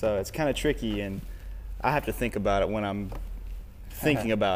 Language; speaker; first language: English; native; English